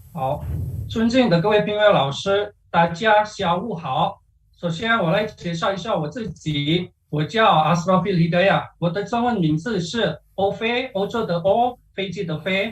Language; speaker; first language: Chinese; non-native, learner; Indonesian